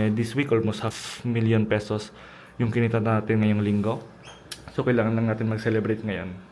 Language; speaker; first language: Filipino; early bilingual, heritage; Filipino